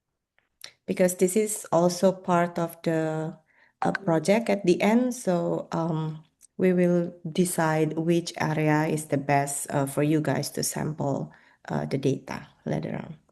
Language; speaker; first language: English; non-native, fluent; Indonesian